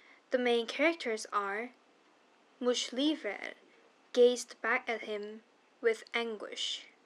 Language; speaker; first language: English; non-native, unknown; Korean